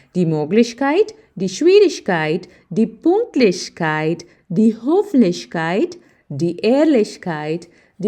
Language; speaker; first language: German; non-native, fluent; Malayalam